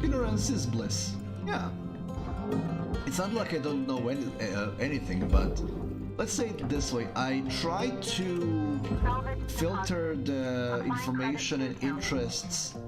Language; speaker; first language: English; native; English